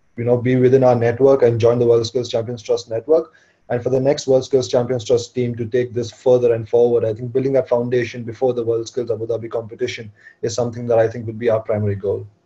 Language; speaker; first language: English; non-native, local second language; Hindi